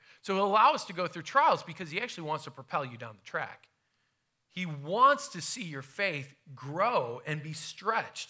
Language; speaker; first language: English; native; English